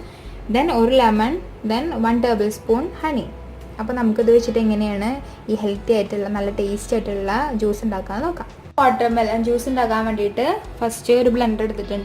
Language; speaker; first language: Malayalam; native; Malayalam